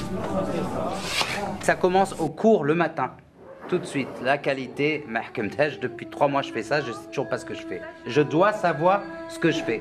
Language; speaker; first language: French; non-native, local second language; Arabic